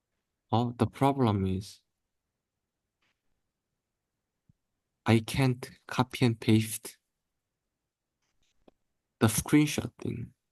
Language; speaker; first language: English; non-native, learner; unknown